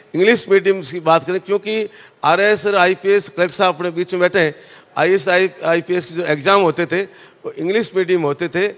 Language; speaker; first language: Hindi; native; Hindi